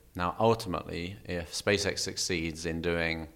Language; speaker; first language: English; native; English